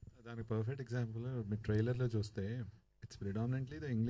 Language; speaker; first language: Telugu; native; Telugu